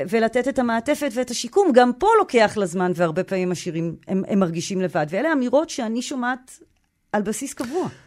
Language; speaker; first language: Hebrew; native; Hebrew